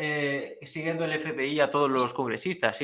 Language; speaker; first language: Spanish; native; Spanish